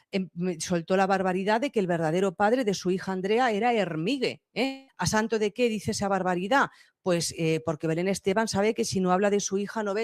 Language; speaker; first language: Spanish; native; Spanish